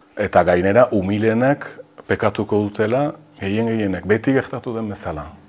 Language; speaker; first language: Basque; native; Basque